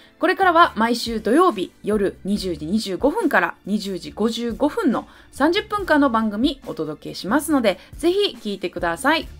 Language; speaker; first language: Japanese; native; Japanese